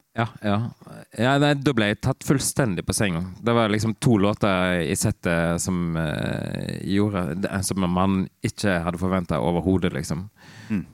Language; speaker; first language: Norwegian; native; Norwegian